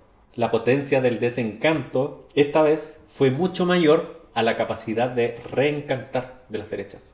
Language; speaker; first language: Spanish; native; Spanish